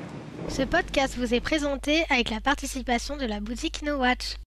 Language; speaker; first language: French; native; French